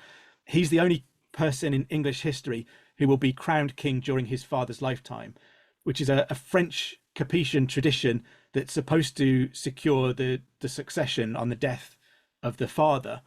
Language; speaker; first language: English; native; English